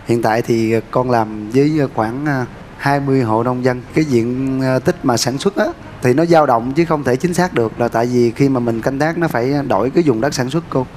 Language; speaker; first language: Vietnamese; native; Vietnamese